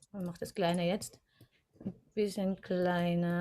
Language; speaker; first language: German; non-native, fluent; Filipino